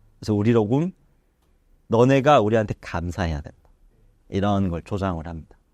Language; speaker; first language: Korean; native; Korean